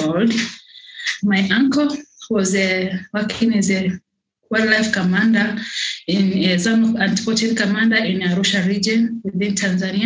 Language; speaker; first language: English; non-native, local second language; Swahili